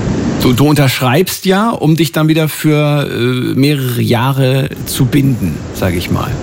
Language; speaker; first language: German; native; German